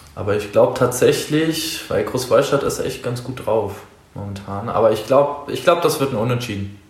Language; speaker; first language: German; native; German